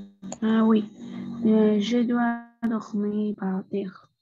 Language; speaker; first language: French; non-native, learner; Spanish